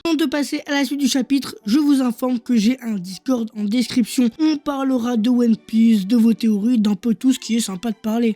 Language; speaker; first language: French; native; French